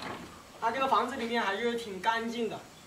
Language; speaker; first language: Chinese; native; Chinese